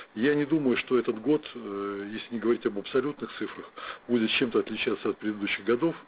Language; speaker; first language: Russian; native; Russian